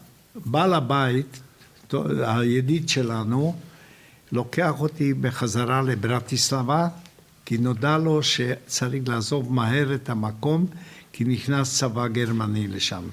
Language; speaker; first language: Hebrew; non-native, fluent; Hungarian